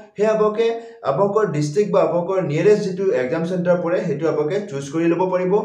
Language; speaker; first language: Assamese; non-native, local second language; Karbi